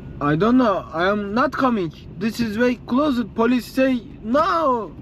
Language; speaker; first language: English; non-native, learner; Turkish